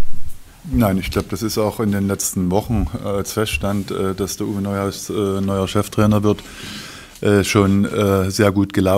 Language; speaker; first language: German; native; German